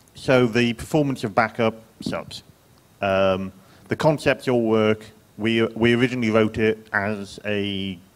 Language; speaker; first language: English; native; English